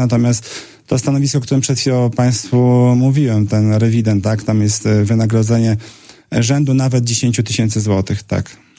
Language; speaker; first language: Polish; native; Polish